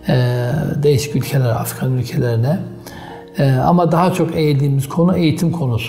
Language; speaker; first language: Turkish; native; Turkish